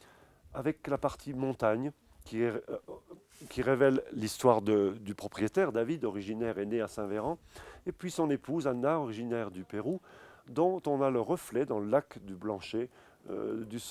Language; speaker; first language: French; native; French